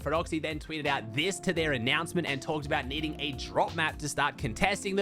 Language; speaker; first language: English; native; English